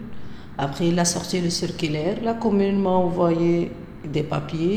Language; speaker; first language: French; non-native, local second language; Arabic